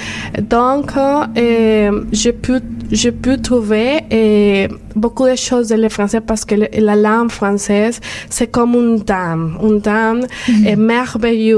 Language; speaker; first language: French; non-native, learner; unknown